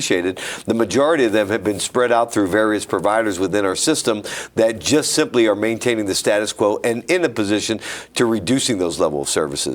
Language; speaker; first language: English; native; English